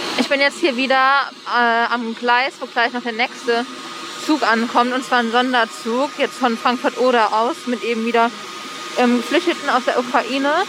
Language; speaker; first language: German; native; German